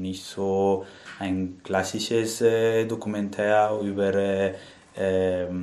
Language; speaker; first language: German; non-native, fluent; Spanish